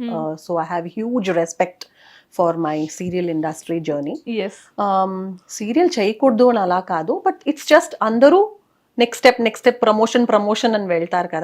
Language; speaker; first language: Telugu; non-native, local second language; Kannada